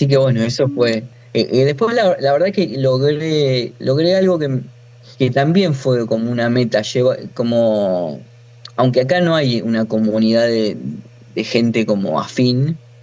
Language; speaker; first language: Spanish; native; Spanish